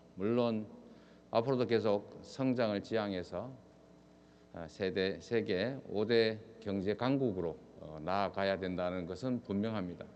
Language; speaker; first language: Korean; native; Korean